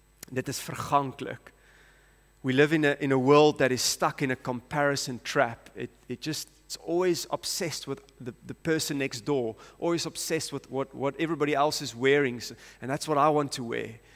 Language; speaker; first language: English; non-native, local second language; Afrikaans